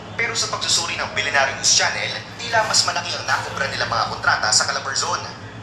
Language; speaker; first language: Filipino; native; Filipino